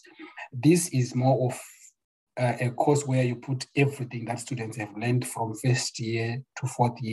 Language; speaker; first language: English; non-native, local second language; Shona